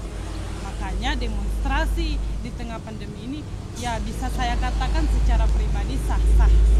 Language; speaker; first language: Indonesian; native; Indonesian